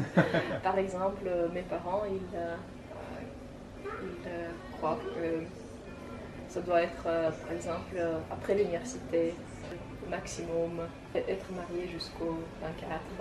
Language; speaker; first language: French; non-native, fluent; Tajik